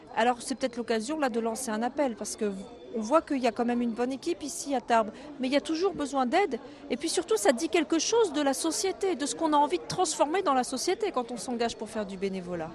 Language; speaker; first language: French; native; French